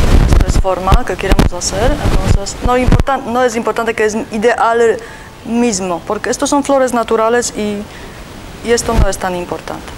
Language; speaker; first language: Spanish; non-native, learner; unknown